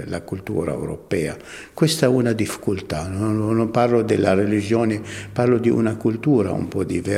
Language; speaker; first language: Italian; non-native, fluent; Arabic